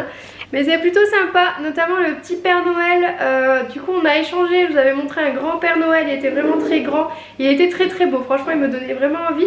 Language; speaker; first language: French; native; French